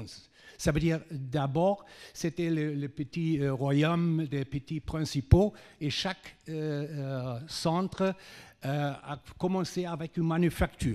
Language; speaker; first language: French; non-native, fluent; German